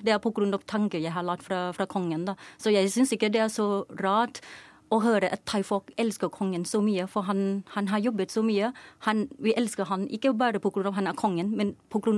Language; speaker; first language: Norwegian; non-native, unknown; Thai